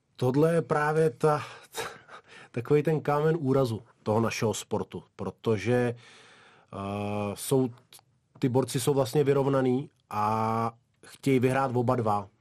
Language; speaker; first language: Czech; early bilingual, other home language; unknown